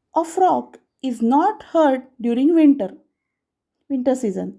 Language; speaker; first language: English; non-native, local second language; Marathi